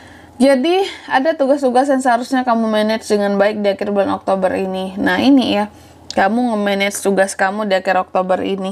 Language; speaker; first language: Indonesian; native; Indonesian